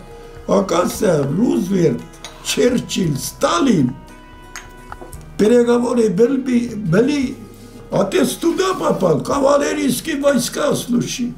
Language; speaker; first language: Russian; non-native, local second language; Abkhazian